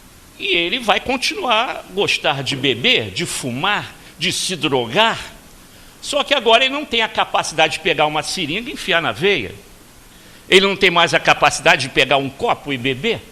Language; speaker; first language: Portuguese; native; Portuguese